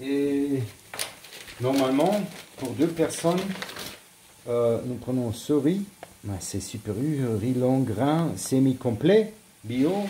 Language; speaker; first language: French; non-native, learner; German